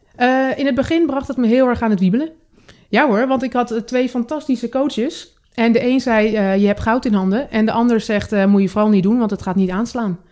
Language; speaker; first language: Dutch; native; Dutch